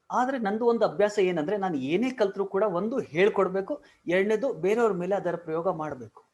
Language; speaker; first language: Kannada; non-native, local second language; Marwari